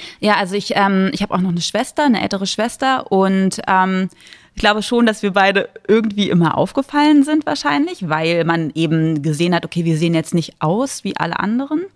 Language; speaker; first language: German; native; German